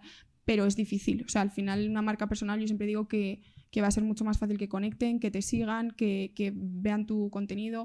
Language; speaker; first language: Spanish; native; Spanish